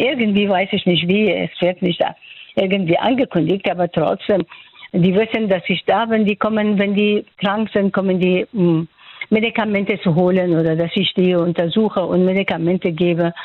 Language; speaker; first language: German; non-native, fluent; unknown